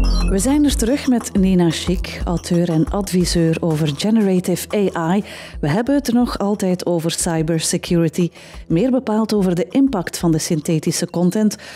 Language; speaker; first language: Dutch; native; Dutch